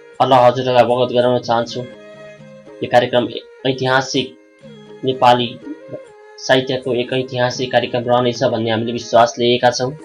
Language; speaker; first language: Nepali; native; Nepali